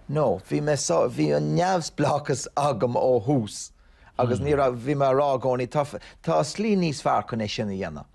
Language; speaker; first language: Irish; non-native, local second language; English